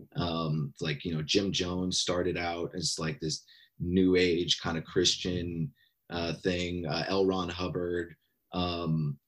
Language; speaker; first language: English; native; English